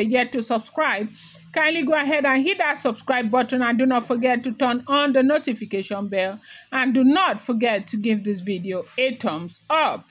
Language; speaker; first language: English; non-native, local second language; Yoruba